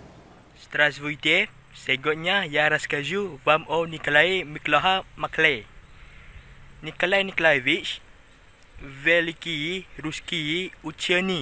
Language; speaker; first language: Russian; non-native, learner; Malay